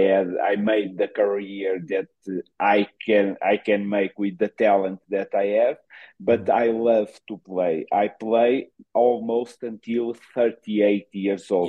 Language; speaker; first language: English; non-native, fluent; Portuguese